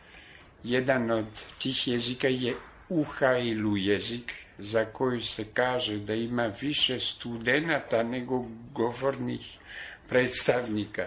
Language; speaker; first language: Serbian; non-native, fluent; French